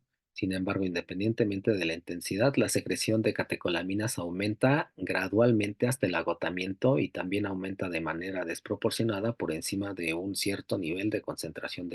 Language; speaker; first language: Spanish; native; Spanish